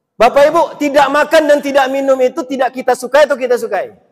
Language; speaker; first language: Indonesian; non-native, local second language; Minangkabau